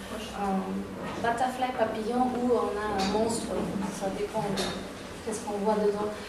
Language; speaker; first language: French; non-native, fluent; German